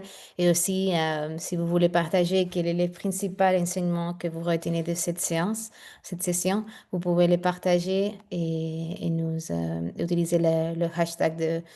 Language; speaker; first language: French; non-native, fluent; Spanish